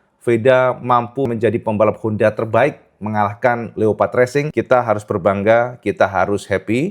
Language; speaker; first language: Indonesian; native; Indonesian